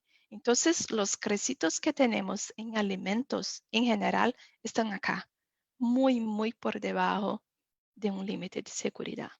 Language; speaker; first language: Spanish; non-native, fluent; Portuguese